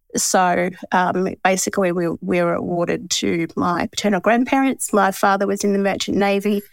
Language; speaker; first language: English; native; English